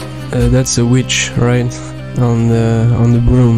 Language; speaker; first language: English; non-native, fluent; French